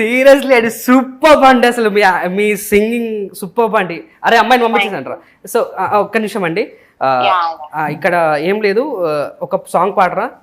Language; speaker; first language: Telugu; native; Telugu